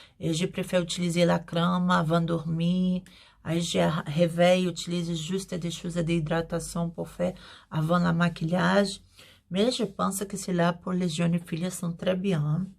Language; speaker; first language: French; non-native, learner; Portuguese